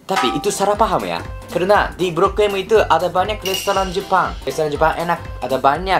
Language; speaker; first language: Indonesian; non-native, learner; Japanese